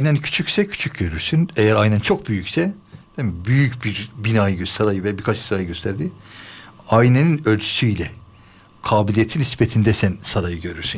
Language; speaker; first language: Turkish; native; Turkish